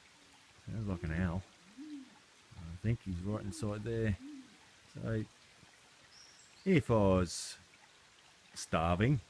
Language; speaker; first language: English; native; English